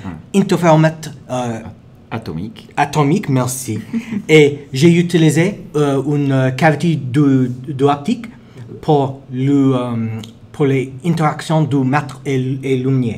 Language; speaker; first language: French; non-native, learner; English